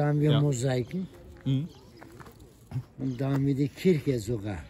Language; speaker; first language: German; non-native, learner; Turkish